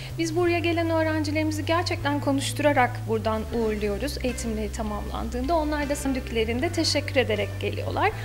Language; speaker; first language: Turkish; native; Turkish